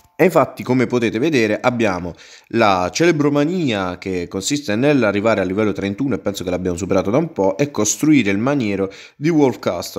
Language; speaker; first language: Italian; native; Italian